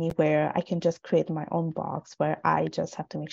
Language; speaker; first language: English; non-native, fluent; Italian